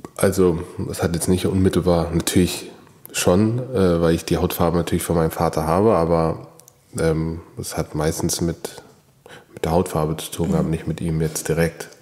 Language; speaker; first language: German; native; German